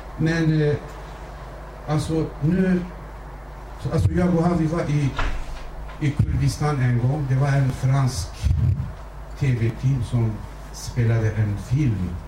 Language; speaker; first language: Swedish; non-native, fluent; Kurdish